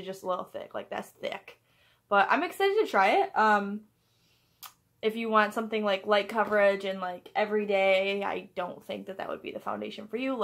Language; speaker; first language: English; native; English